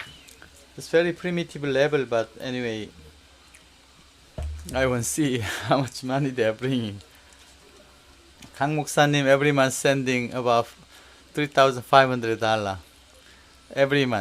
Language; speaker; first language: English; non-native, learner; Korean